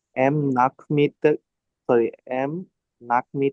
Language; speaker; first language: German; non-native, learner; Bangla